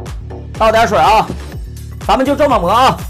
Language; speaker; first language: Chinese; native; Chinese